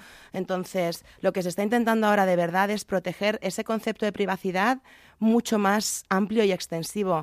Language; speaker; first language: Spanish; native; Spanish